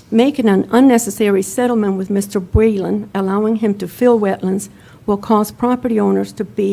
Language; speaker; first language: English; non-native, fluent; Spanish